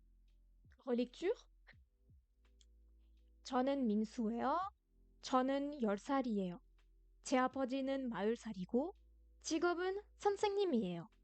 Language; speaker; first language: Korean; non-native, fluent; French